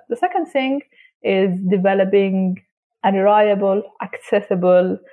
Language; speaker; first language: English; non-native, fluent; Arabic